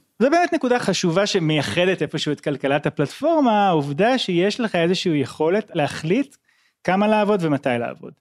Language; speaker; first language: Hebrew; native; Hebrew